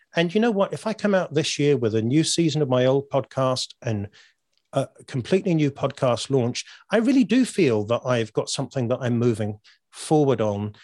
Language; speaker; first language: English; native; English